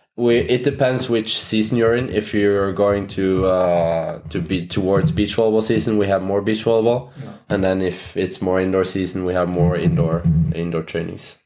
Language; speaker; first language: English; non-native, fluent; Norwegian